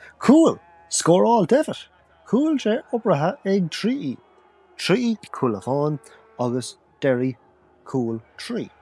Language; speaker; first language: Irish; non-native, local second language; English